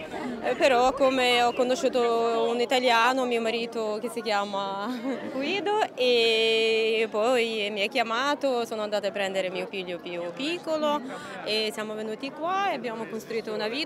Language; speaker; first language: Italian; non-native, learner; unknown